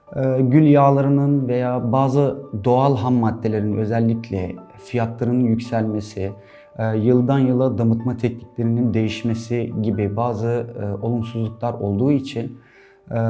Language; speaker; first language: Turkish; non-native, fluent; Arabic